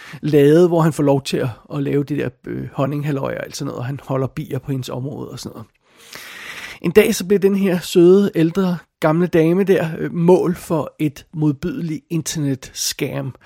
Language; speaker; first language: Danish; native; Danish